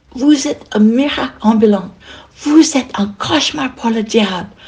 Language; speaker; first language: French; non-native, fluent; English